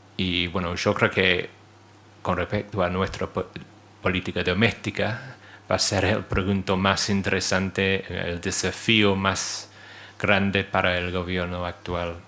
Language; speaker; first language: Spanish; non-native, fluent; English